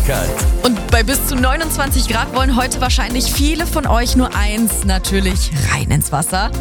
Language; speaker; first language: German; native; German